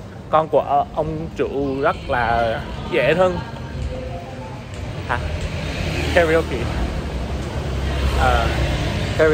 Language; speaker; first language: Vietnamese; non-native, learner; English